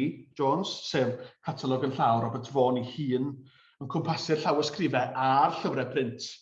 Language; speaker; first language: Welsh; native; Welsh